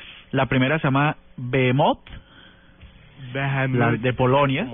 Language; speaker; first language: Spanish; native; Spanish